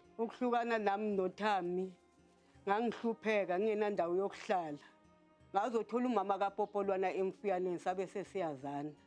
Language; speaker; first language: Zulu; native; Zulu